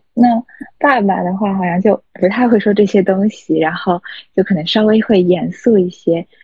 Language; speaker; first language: Chinese; native; Chinese